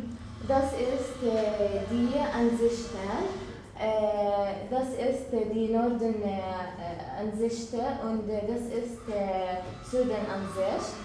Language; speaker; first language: German; non-native, learner; Arabic